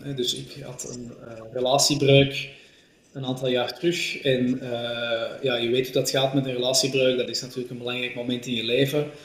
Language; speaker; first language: Dutch; native; Dutch